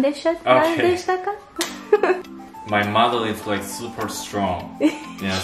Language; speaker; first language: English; non-native, learner; Korean